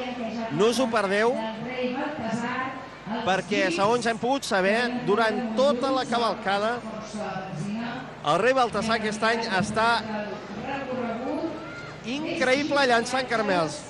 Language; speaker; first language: Catalan; native; Catalan